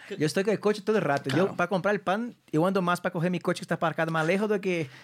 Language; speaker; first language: Spanish; non-native, fluent; Portuguese